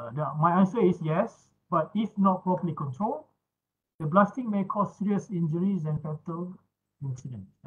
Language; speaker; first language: English; non-native, local second language; Malay